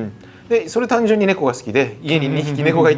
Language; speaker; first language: Japanese; native; Japanese